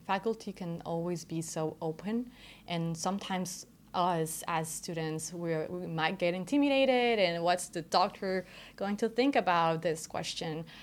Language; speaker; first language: English; non-native, fluent; Spanish